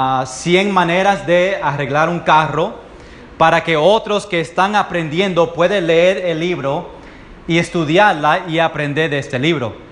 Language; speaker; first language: Spanish; early bilingual, heritage; Spanish